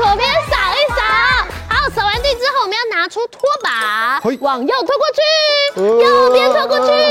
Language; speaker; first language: Chinese; native; Chinese